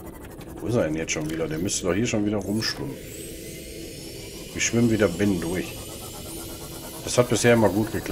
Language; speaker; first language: German; native; German